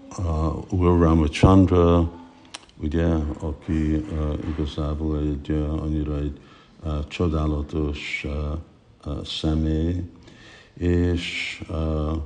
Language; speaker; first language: Hungarian; early bilingual, heritage; Hungarian